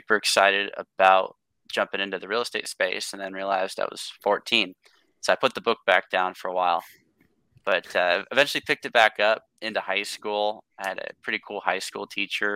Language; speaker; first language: English; native; English